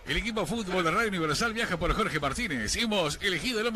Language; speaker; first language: Spanish; native; Spanish